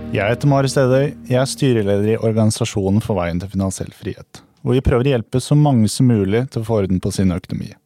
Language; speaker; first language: Norwegian; native; Norwegian